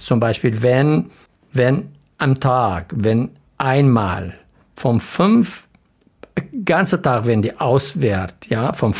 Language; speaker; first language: German; non-native, learner; Arabic